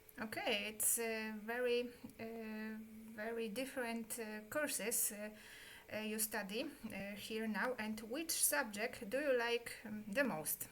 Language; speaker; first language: English; non-native, learner; Polish